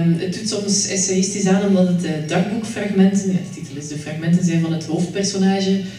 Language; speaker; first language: Dutch; native; Dutch